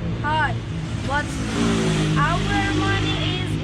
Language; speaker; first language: English; non-native, learner; Persian